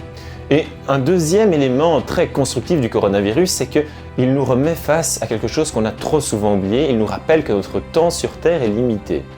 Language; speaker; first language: French; native; French